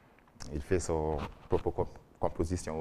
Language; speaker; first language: French; non-native, learner; English